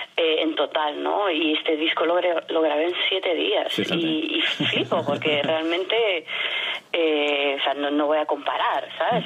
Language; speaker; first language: Spanish; non-native, fluent; French